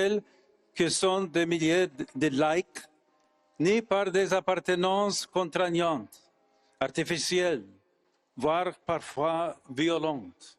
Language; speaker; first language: French; non-native, fluent; English